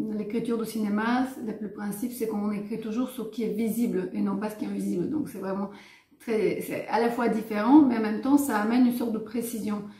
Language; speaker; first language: French; non-native, fluent; Bulgarian